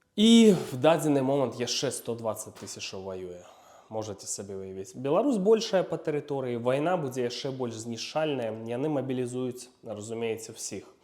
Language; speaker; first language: Belarusian; non-native, local second language; Russian